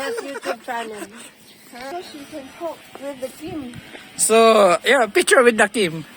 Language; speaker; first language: English; non-native, learner; Filipino